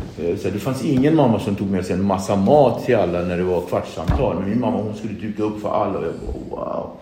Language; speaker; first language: Swedish; early bilingual, other home language; Kabuverdianu